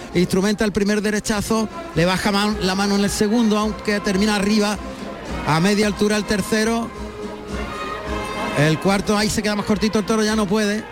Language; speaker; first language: Spanish; native; Spanish